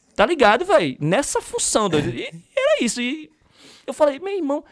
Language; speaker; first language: Portuguese; native; Portuguese